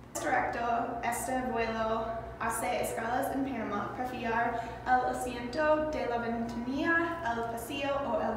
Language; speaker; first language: Spanish; non-native, learner; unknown